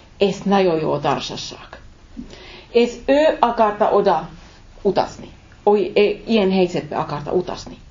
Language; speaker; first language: Hungarian; non-native, learner; Finnish